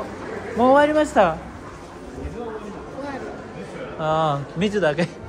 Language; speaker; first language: Japanese; non-native, learner; Nepali